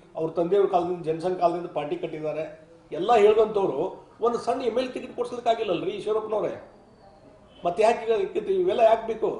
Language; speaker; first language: Kannada; native; Kannada